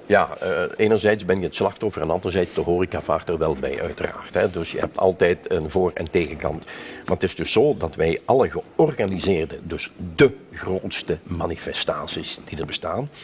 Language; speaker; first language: Dutch; non-native, local second language; Limburgish